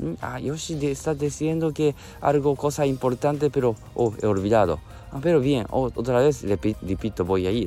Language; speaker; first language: Spanish; non-native, learner; Japanese